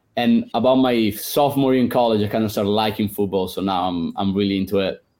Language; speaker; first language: English; non-native, fluent; Italian